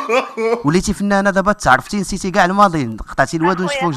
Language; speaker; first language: Arabic; native; Arabic